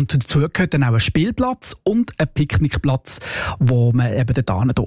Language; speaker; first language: German; native; German